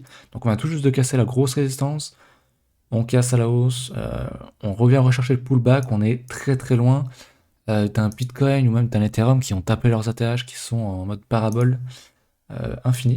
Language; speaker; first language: French; native; French